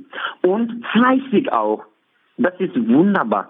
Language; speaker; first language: German; non-native, learner; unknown